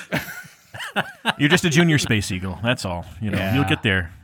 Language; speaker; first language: English; native; English